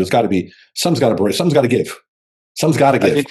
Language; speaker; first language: English; native; English